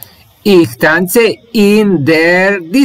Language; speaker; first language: German; non-native, learner; Serbian